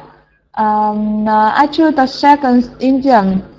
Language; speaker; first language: English; non-native, learner; Vietnamese